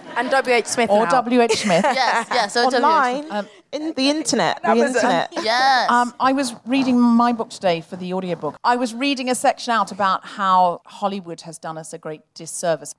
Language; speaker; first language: English; native; English